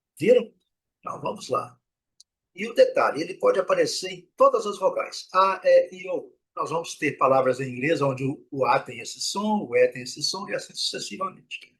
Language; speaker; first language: Portuguese; native; Portuguese